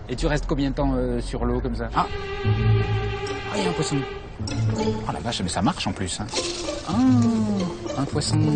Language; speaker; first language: French; native; French